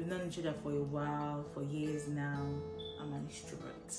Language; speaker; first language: English; non-native, local second language; Yoruba